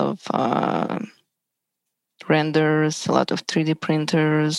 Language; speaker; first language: English; non-native, learner; Russian